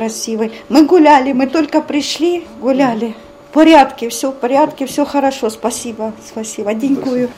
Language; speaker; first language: Russian; non-native, local second language; Ukrainian